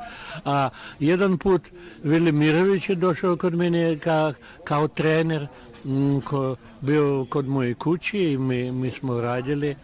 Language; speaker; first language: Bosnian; non-native, learner; Russian